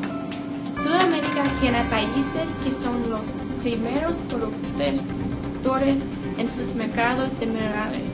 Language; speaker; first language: Spanish; non-native, learner; English